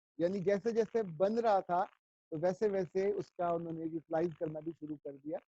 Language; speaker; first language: Urdu; non-native, local second language; Punjabi